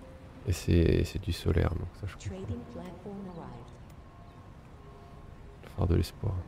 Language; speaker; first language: French; native; French